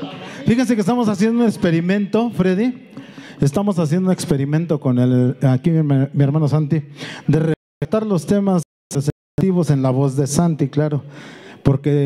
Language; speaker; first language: Spanish; native; Spanish